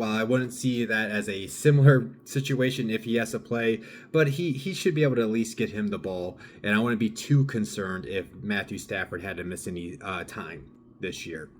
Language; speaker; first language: English; native; English